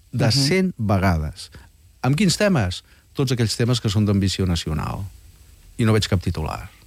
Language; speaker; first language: Catalan; native; Catalan